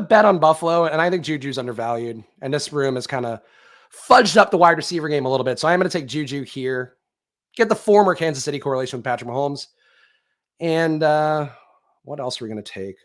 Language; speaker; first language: English; native; English